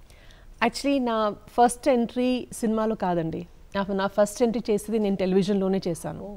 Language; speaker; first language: Telugu; non-native, local second language; Malayalam